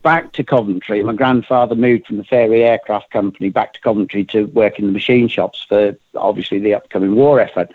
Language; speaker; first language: English; native; English